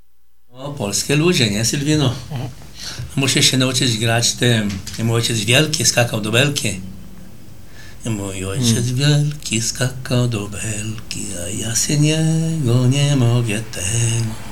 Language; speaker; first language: Polish; early bilingual, heritage; Polish